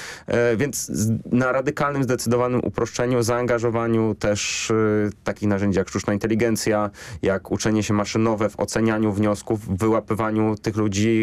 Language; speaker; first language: Polish; native; Polish